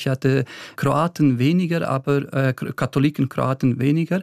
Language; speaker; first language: German; early bilingual, other home language; Bosnian